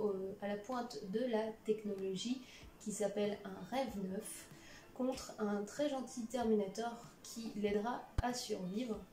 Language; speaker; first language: French; native; French